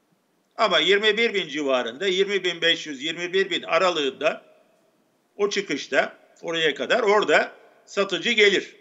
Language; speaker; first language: Turkish; native; Turkish